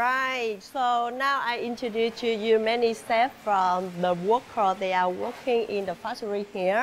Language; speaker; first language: English; non-native, learner; Vietnamese